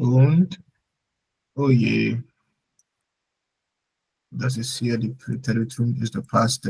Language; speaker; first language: German; non-native, learner; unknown